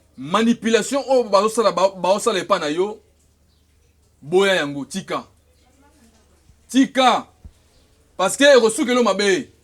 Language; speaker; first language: Lingala; native; Lingala